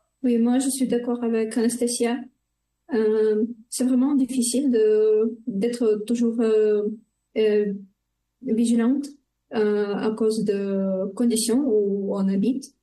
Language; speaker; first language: French; non-native, fluent; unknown